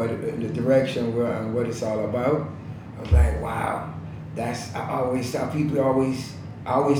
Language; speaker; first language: English; non-native, local second language; Jamaican Creole English